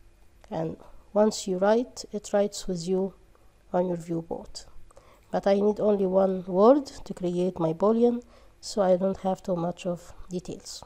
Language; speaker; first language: English; non-native, fluent; Arabic